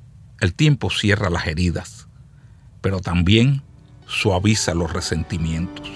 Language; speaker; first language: Spanish; native; Spanish